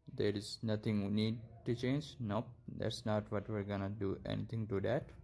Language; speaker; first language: English; non-native, local second language; Urdu